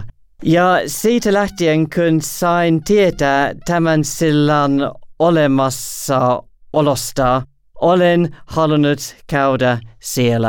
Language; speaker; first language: Finnish; non-native, learner; English